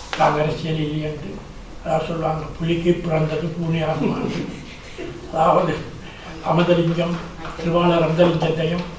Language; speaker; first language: Tamil; native; Tamil